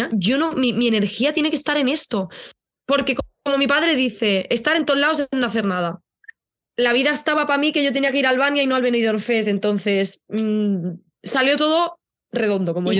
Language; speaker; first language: Spanish; native; Spanish